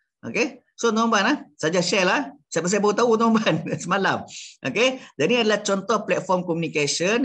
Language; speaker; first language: Malay; native; Malay